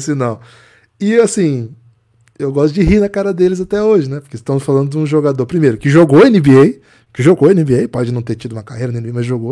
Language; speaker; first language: Portuguese; native; Portuguese